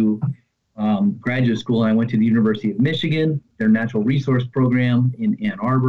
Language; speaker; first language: English; native; English